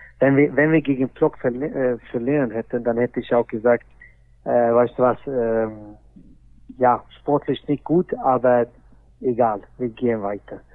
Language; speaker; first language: German; non-native, fluent; Swedish